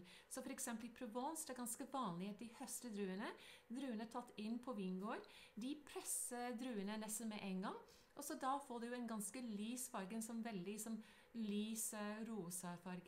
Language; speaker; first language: Norwegian; non-native, fluent; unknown